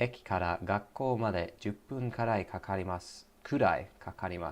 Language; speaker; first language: Japanese; non-native, learner; English